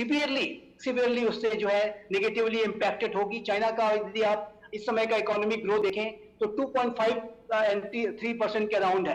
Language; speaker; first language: Hindi; native; Hindi